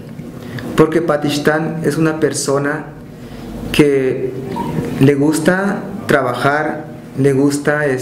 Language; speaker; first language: Spanish; non-native, local second language; Tzotzil